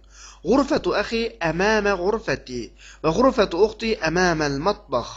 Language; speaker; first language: Arabic; non-native, fluent; Uyghur